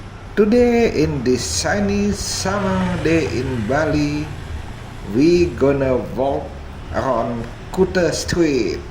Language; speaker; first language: English; non-native, fluent; Indonesian